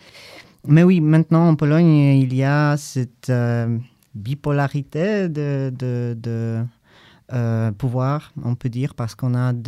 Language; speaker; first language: French; non-native, learner; Polish